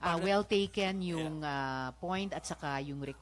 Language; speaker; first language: Filipino; native; Filipino